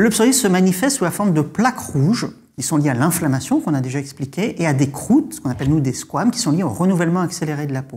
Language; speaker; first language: French; native; French